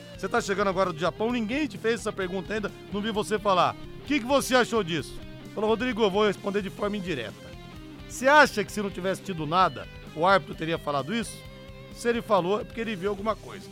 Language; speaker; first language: Portuguese; native; Portuguese